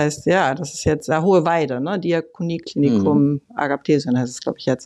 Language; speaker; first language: German; native; German